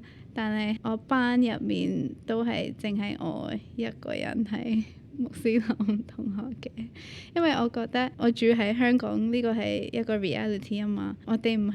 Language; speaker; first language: Cantonese; early bilingual, other home language; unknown